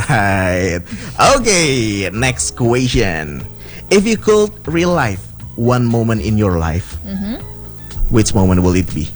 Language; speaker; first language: English; non-native, learner; Indonesian